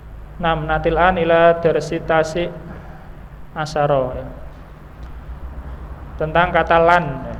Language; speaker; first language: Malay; non-native, local second language; Javanese